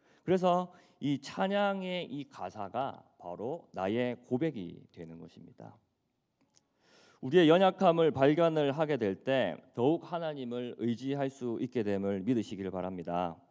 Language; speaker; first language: Korean; native; Korean